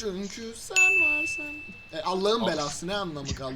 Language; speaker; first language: Turkish; native; Turkish